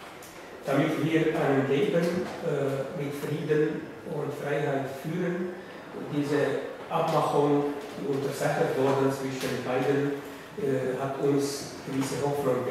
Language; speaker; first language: German; non-native, fluent; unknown